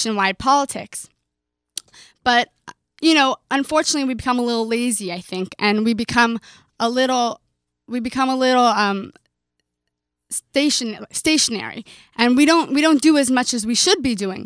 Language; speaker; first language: English; native; English